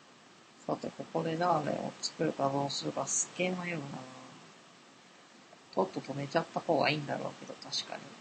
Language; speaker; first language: Japanese; native; Japanese